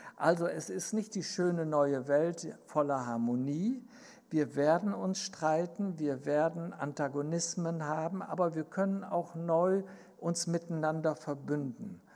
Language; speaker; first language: German; native; German